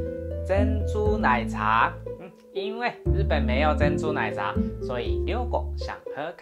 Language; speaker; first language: Chinese; non-native, fluent; Japanese